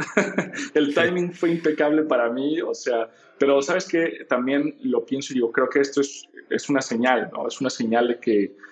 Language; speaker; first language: Spanish; native; Spanish